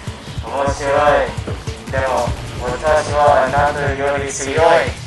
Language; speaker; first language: Japanese; non-native, learner; English